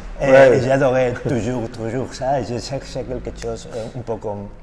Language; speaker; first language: French; non-native, learner; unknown